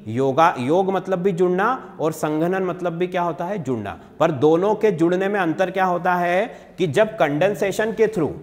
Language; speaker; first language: Hindi; native; Hindi